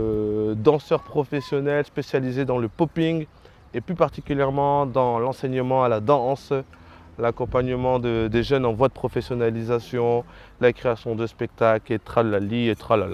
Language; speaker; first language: French; native; French